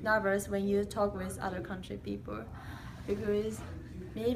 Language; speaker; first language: English; non-native, learner; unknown